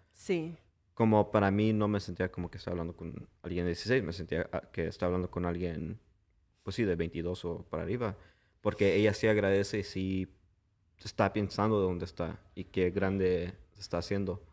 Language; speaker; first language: Spanish; early bilingual, heritage; English